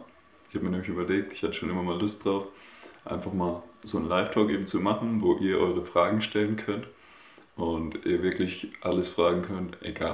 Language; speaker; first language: German; native; German